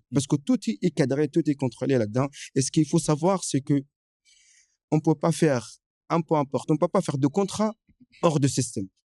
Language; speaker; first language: French; non-native, fluent; Arabic